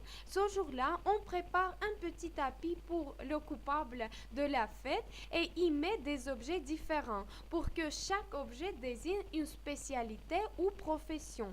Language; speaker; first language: French; non-native, fluent; Armenian